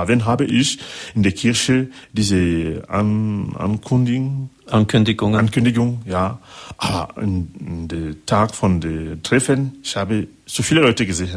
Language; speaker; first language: German; non-native, learner; French